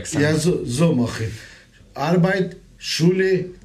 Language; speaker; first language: German; non-native, learner; Romanian